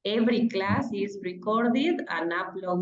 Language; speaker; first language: English; non-native, fluent; Spanish